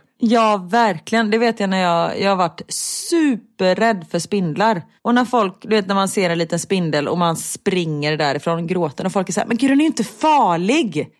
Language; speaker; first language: Swedish; native; Swedish